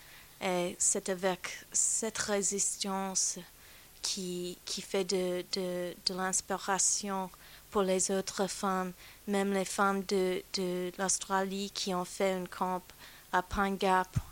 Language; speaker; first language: French; non-native, fluent; English